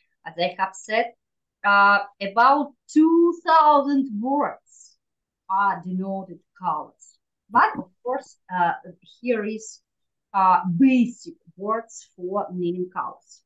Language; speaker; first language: English; non-native, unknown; Russian